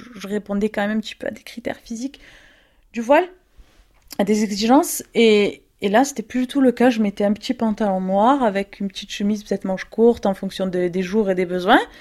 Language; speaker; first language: French; native; French